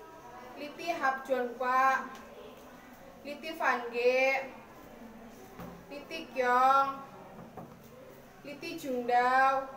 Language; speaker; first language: Cantonese; non-native, learner; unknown